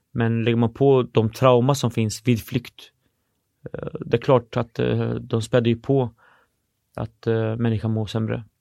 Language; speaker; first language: Swedish; early bilingual, other home language; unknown